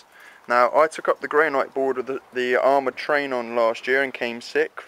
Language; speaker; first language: English; native; English